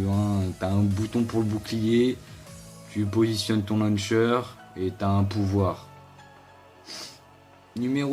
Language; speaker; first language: French; native; French